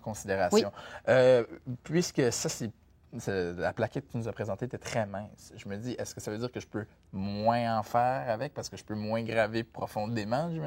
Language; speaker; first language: French; native; French